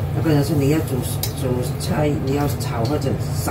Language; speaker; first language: Chinese; non-native, local second language; Cantonese